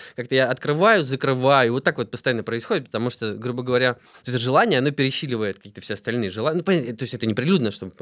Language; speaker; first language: Russian; native; Russian